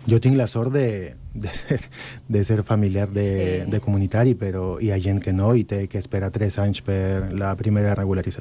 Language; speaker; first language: Catalan; non-native, learner; Spanish